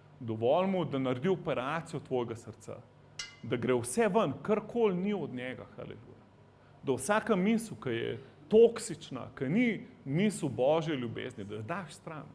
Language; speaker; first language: Slovenian; native; Slovenian